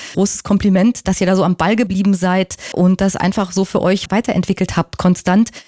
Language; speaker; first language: German; native; German